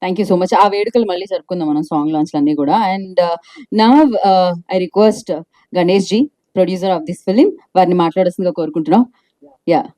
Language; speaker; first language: Telugu; native; Telugu